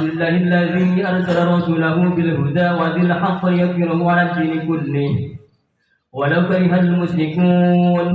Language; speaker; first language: Indonesian; native; Indonesian